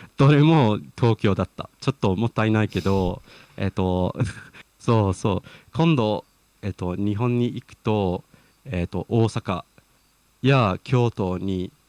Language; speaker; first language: Japanese; non-native, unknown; English